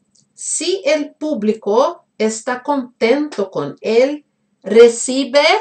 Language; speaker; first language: Spanish; non-native, fluent; Portuguese